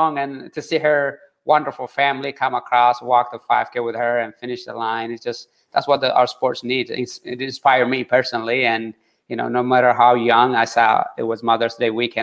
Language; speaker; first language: English; early bilingual, other home language; Tigrinya